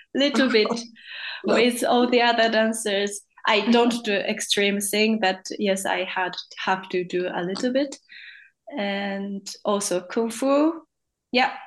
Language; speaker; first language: English; non-native, fluent; Japanese